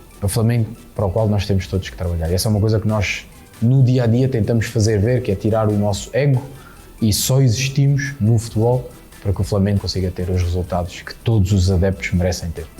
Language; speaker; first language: Portuguese; native; Portuguese